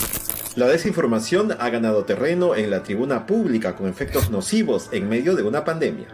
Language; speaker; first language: Spanish; native; Spanish